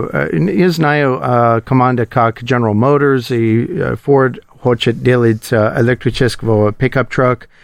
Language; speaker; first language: Russian; non-native, learner; English